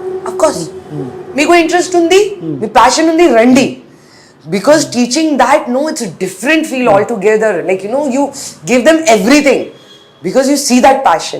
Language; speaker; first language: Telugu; non-native, fluent; Hindi